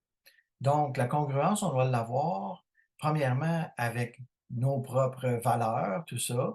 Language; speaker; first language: French; native; French